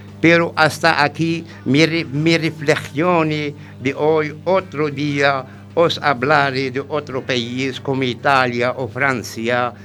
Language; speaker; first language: Spanish; non-native, learner; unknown